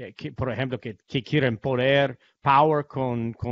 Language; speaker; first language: Spanish; non-native, learner; English